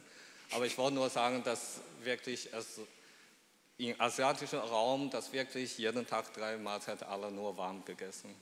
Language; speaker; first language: German; non-native, fluent; Chinese